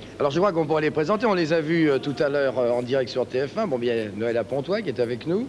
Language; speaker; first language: French; native; French